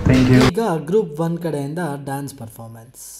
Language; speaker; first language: Kannada; native; Kannada